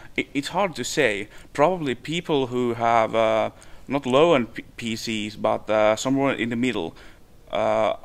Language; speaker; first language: English; non-native, fluent; Finnish